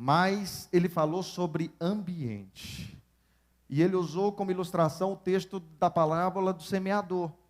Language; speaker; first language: Portuguese; native; Portuguese